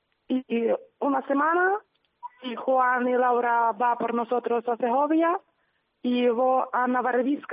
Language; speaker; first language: Spanish; non-native, learner; Ukrainian